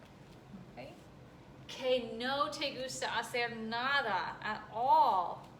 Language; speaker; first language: Spanish; non-native, fluent; English